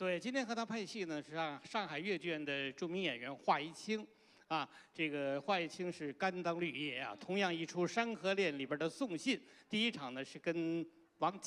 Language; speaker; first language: Chinese; native; Chinese